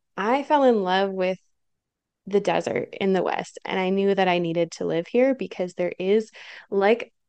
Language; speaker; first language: English; native; English